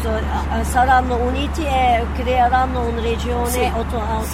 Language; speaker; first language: Italian; non-native, fluent; Turkish